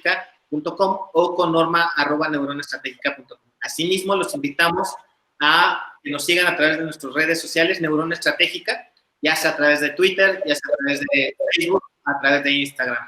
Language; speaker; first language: Spanish; native; Spanish